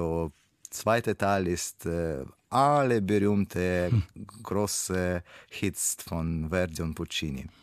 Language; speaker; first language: German; non-native, learner; Russian